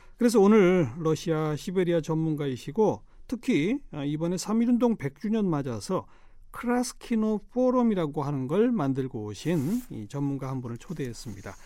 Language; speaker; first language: Korean; native; Korean